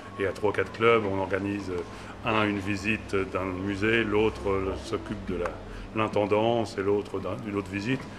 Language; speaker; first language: French; native; French